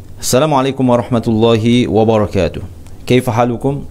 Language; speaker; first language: Arabic; non-native, fluent; Malay